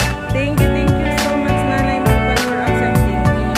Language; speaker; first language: English; non-native, learner; Filipino